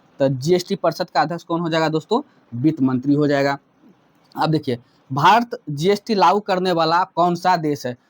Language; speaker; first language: Hindi; native; Hindi